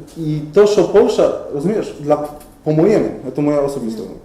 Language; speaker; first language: Ukrainian; non-native, learner; Polish